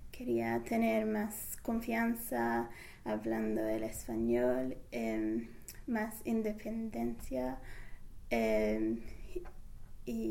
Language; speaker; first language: Spanish; non-native, fluent; English